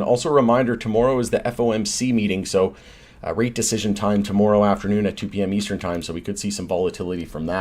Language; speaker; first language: English; native; English